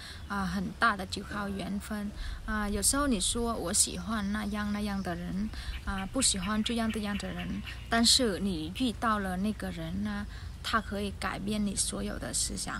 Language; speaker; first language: Chinese; non-native, fluent; Vietnamese